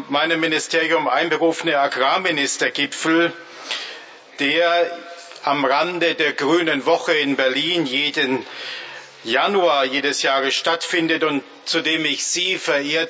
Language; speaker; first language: German; native; German